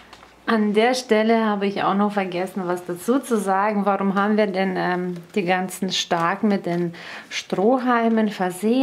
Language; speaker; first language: German; native; German